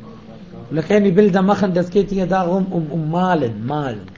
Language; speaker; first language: German; non-native, fluent; Arabic